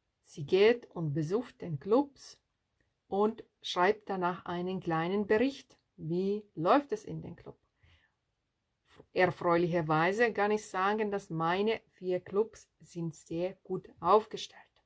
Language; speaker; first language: German; non-native, fluent; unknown